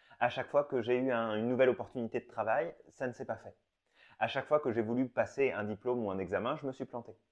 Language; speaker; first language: French; native; French